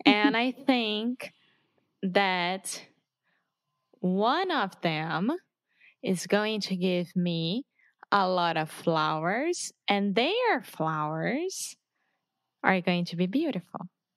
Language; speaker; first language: English; non-native, fluent; Portuguese